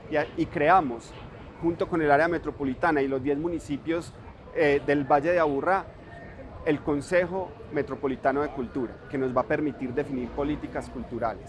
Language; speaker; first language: Spanish; native; Spanish